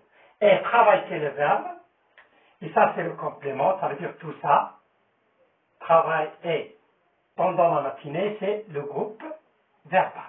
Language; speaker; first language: French; non-native, local second language; Arabic